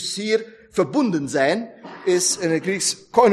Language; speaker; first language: Dutch; non-native, fluent; German